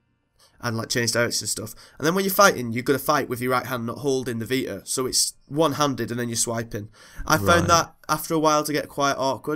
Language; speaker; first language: English; native; English